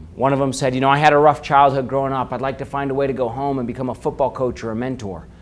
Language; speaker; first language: English; native; English